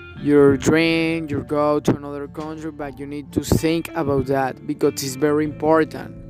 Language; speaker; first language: English; non-native, learner; Spanish